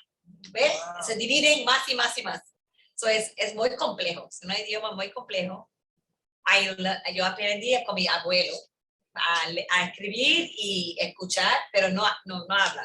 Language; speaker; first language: Spanish; early bilingual, heritage; English